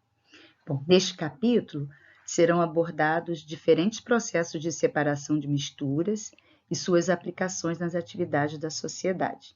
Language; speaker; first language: Portuguese; native; Portuguese